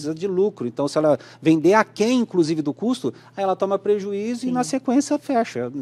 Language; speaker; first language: Portuguese; native; Portuguese